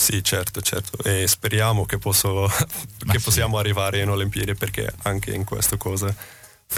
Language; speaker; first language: Italian; non-native, learner; Dutch